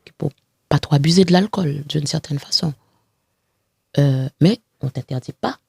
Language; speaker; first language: French; non-native, local second language; Haitian Creole